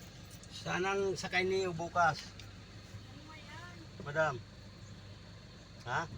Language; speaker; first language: Filipino; non-native, local second language; Bikol